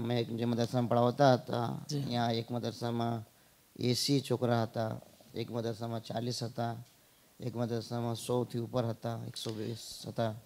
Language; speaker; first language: Gujarati; non-native, fluent; Urdu